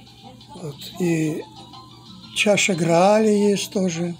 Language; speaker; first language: Russian; non-native, fluent; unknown